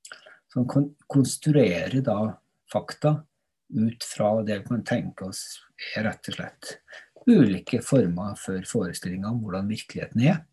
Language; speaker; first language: Norwegian; native; Norwegian